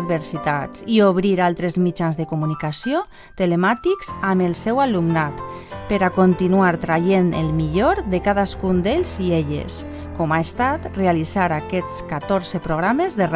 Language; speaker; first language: Catalan; native; Catalan